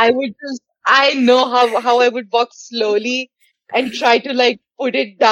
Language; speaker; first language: English; non-native, local second language; Hindi